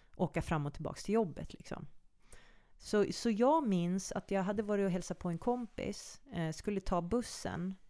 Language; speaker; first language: Swedish; native; Swedish